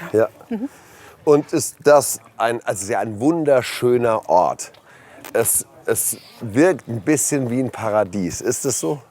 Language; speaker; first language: German; native; German